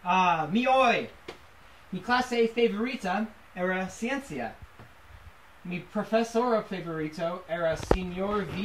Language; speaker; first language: Spanish; non-native, learner; English